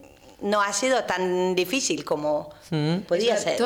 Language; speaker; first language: Spanish; non-native, fluent; English